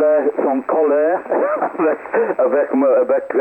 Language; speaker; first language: French; non-native, learner; English